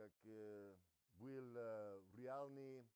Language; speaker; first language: Russian; non-native, learner; English